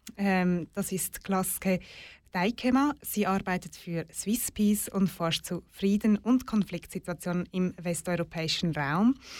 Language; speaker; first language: German; native; German